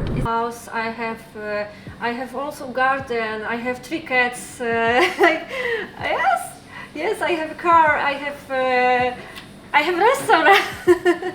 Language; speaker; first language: English; non-native, learner; Polish